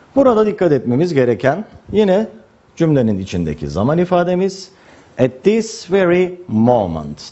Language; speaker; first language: Turkish; native; Turkish